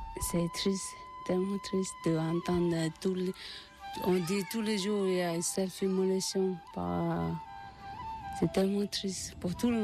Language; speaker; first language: French; non-native, learner; Tibetan